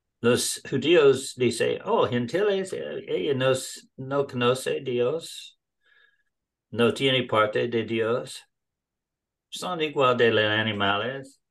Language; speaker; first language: Spanish; non-native, learner; English